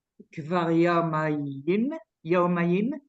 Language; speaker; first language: Hebrew; non-native, learner; French